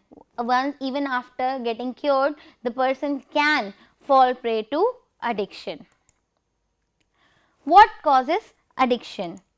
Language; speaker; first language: English; non-native, local second language; Hindi